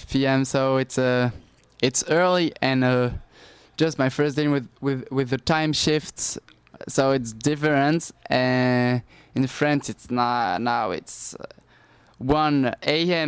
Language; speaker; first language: English; non-native, learner; French